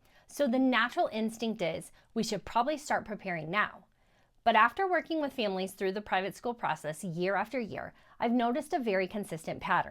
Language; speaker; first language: English; native; English